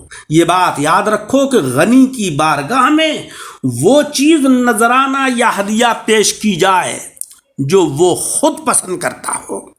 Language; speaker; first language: Urdu; native; Urdu